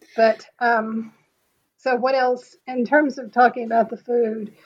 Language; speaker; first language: English; native; English